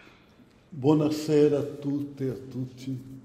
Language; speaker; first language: Italian; non-native, fluent; Portuguese